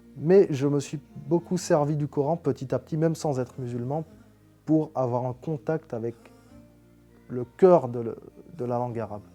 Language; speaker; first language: French; native; French